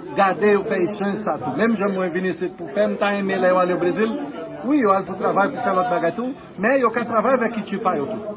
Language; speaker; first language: Haitian Creole; non-native, fluent; Portuguese